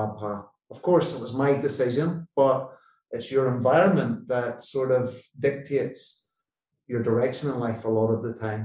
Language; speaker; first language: English; native; English